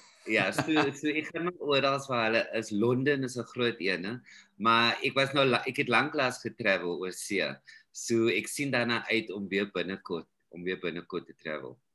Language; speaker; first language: Afrikaans; early bilingual, heritage; Afrikaans